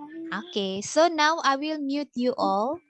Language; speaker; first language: English; non-native, fluent; Indonesian